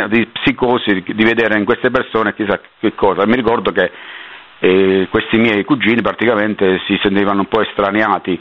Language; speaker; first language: Italian; native; Italian